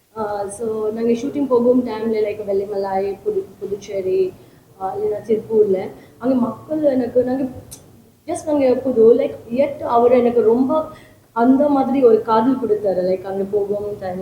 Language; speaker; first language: Tamil; non-native, fluent; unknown